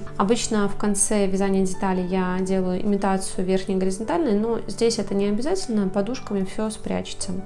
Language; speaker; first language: Russian; native; Russian